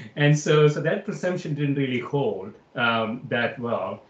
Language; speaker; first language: English; non-native, local second language; Malayalam